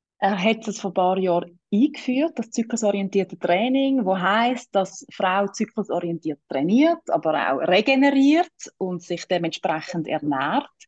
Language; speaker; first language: German; native; German